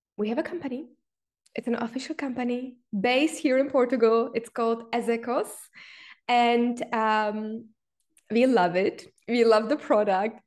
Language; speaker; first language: English; non-native, fluent; Czech